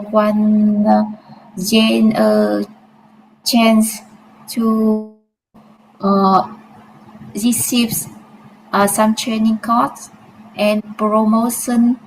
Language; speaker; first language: English; non-native, learner; Vietnamese